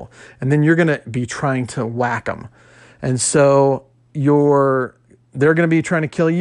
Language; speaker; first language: English; native; English